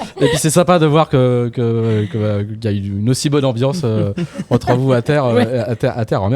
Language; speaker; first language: French; native; French